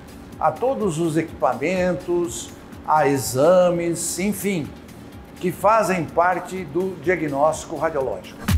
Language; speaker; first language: Portuguese; native; Portuguese